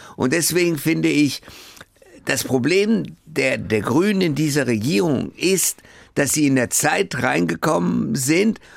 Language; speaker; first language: German; early bilingual, other home language; French